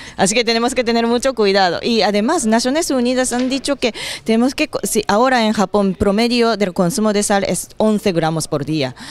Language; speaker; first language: Spanish; non-native, fluent; Japanese